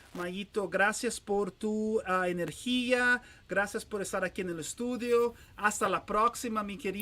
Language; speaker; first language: Spanish; non-native, fluent; Portuguese